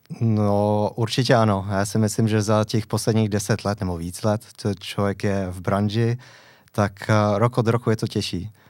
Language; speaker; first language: Czech; non-native, fluent; English